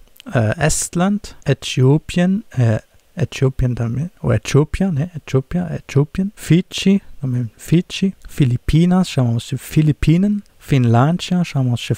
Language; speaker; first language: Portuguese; non-native, fluent; German